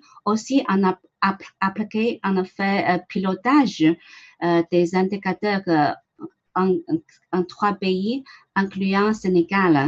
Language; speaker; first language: French; non-native, learner; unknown